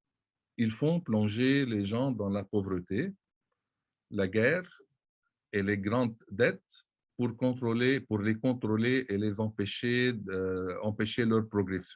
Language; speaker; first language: French; non-native, local second language; Arabic